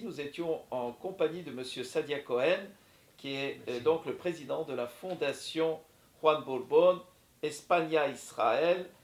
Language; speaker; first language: French; native; French